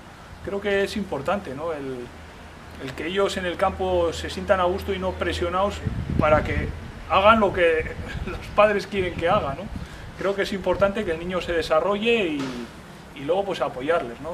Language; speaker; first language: Spanish; native; Spanish